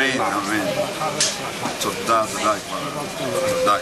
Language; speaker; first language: Hebrew; native; Hebrew